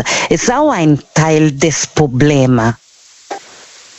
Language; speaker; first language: German; non-native, learner; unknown